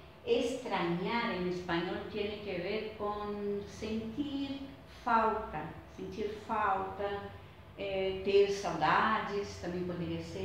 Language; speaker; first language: Spanish; non-native, fluent; Portuguese